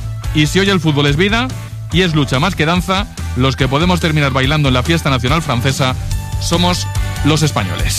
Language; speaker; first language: Spanish; native; Spanish